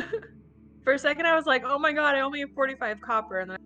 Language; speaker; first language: English; native; English